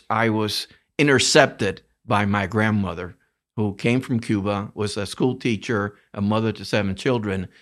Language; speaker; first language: English; early bilingual, other home language; Spanish